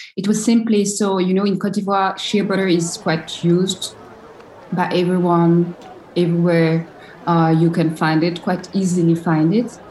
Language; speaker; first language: English; non-native, fluent; French